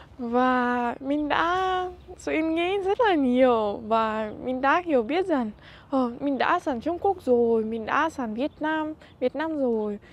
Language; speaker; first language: Vietnamese; non-native, fluent; Russian